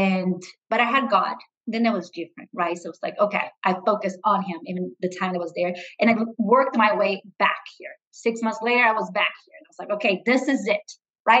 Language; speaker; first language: English; non-native, fluent; Portuguese